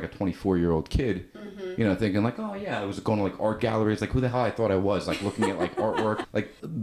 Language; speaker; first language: English; native; English